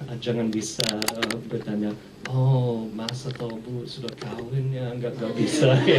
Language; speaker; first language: Indonesian; early bilingual, heritage; English